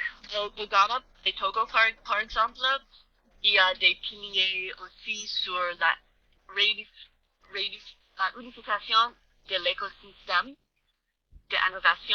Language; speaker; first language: French; non-native, learner; English